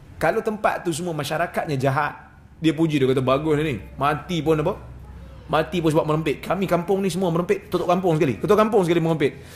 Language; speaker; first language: Malay; native; Malay